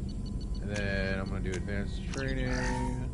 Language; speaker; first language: English; native; English